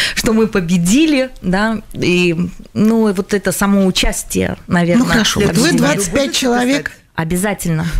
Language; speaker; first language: Russian; non-native, local second language; Latvian